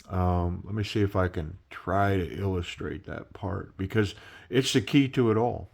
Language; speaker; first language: English; native; English